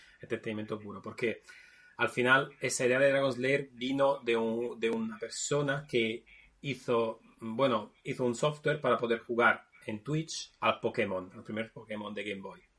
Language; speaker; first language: Spanish; non-native, fluent; Italian